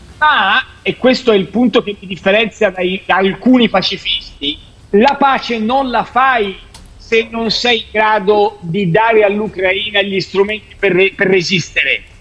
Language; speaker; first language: Italian; native; Italian